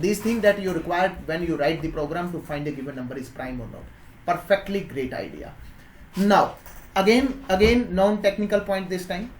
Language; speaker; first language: English; non-native, local second language; Hindi